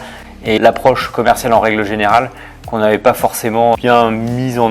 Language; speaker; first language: French; native; French